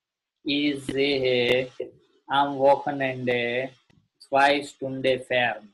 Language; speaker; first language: German; non-native, learner; Gujarati